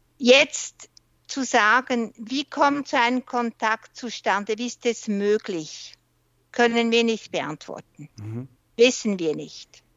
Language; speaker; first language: German; non-native, local second language; French